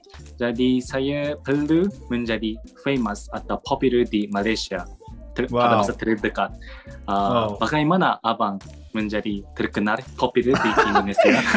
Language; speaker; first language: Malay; non-native, learner; Japanese